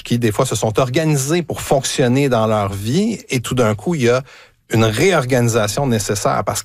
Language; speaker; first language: French; native; French